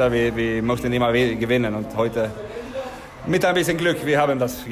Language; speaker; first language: German; non-native, learner; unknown